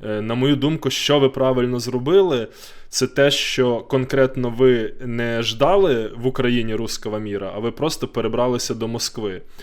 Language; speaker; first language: Ukrainian; native; Ukrainian